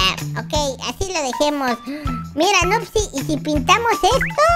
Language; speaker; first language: Spanish; native; Spanish